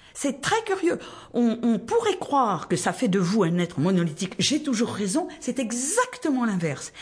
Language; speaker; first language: French; native; French